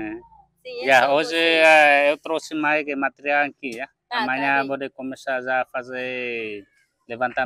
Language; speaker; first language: Portuguese; non-native, learner; Vietnamese